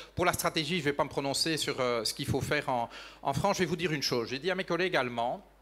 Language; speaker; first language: French; native; French